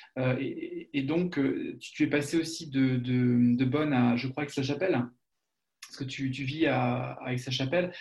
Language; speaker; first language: French; native; French